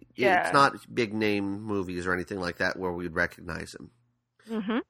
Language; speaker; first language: English; native; English